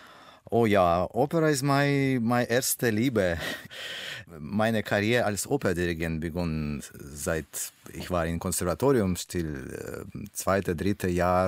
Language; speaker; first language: German; non-native, learner; Russian